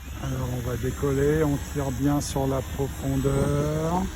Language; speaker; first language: French; native; French